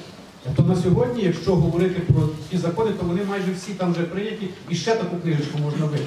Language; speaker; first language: Ukrainian; native; Ukrainian